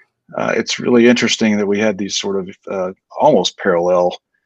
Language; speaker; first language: English; native; English